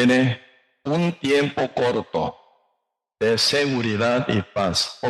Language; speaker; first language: Spanish; non-native, learner; Korean